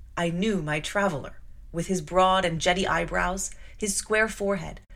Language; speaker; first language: English; native; English